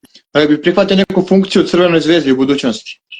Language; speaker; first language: Croatian; native; Croatian